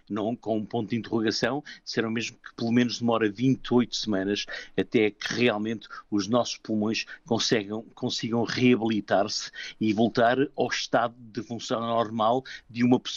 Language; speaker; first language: Portuguese; native; Portuguese